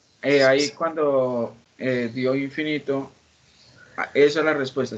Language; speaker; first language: Spanish; native; Spanish